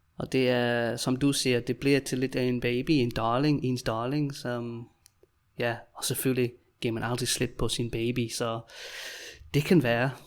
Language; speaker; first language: Danish; native; Danish